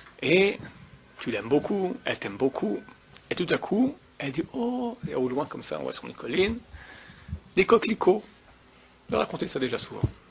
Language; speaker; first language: French; native; French